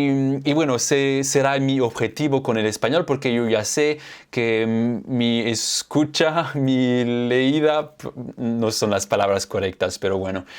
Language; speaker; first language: Spanish; non-native, fluent; French